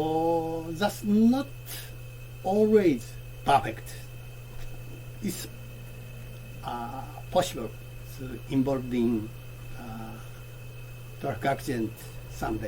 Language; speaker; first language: English; non-native, learner; Japanese